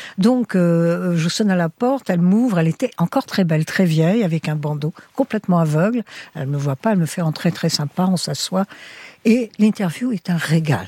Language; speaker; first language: French; early bilingual, heritage; French